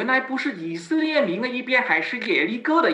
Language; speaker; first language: Chinese; native; Chinese